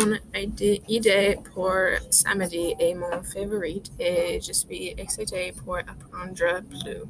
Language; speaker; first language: French; non-native, learner; English